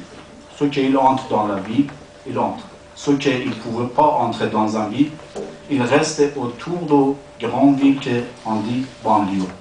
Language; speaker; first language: French; non-native, learner; Persian